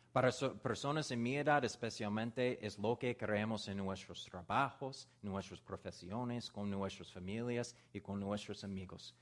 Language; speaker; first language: Spanish; non-native, learner; English